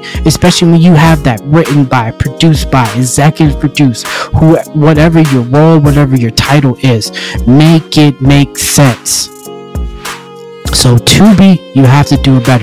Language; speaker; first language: English; native; English